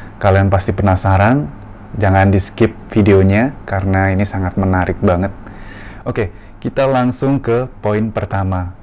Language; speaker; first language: Indonesian; native; Indonesian